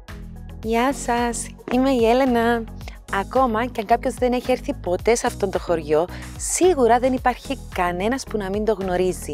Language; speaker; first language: Greek; native; Greek